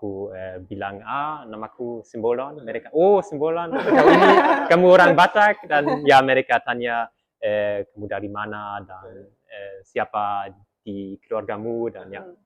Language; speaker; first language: Indonesian; early bilingual, heritage; German